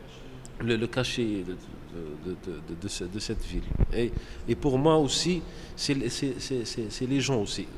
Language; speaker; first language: French; non-native, local second language; Arabic